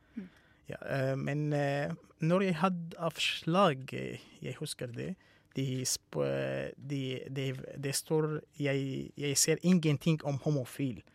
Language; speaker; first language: Norwegian; non-native, learner; Arabic